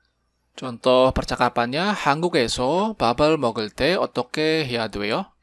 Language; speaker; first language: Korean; non-native, fluent; Indonesian